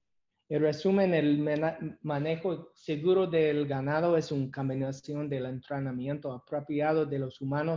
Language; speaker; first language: Spanish; non-native, learner; English